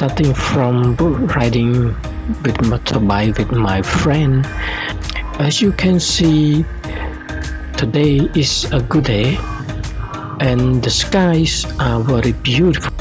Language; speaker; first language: English; non-native, learner; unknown